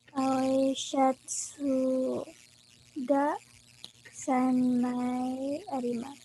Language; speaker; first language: Japanese; non-native, learner; Filipino